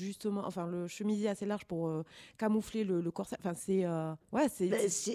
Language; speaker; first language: French; native; French